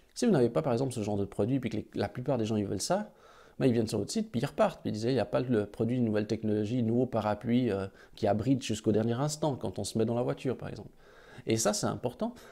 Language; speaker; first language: French; native; French